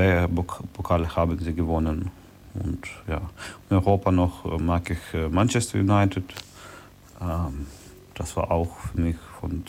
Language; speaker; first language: German; non-native, learner; Ukrainian